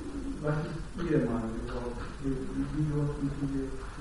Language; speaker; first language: German; non-native, learner; Persian